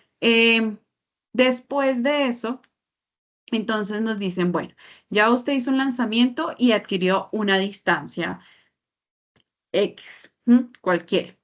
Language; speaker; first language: Spanish; native; Spanish